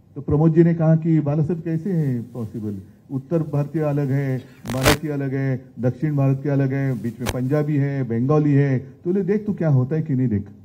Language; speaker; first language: Hindi; non-native, local second language; Marathi